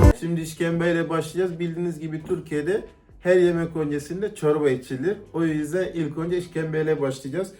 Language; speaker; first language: Turkish; non-native, fluent; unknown